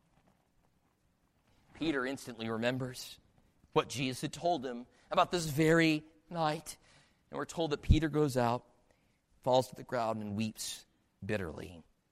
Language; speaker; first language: English; native; English